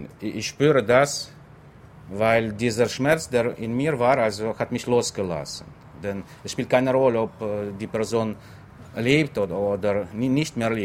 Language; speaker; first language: German; non-native, fluent; Russian